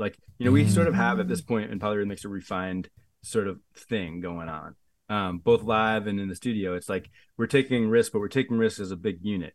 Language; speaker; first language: English; native; English